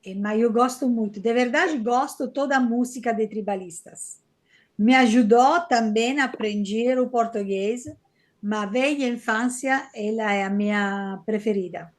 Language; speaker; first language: Portuguese; non-native, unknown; Italian